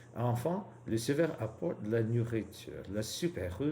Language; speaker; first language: French; non-native, learner; English